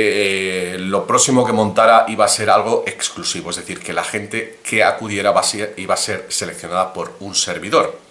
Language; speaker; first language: Spanish; native; Spanish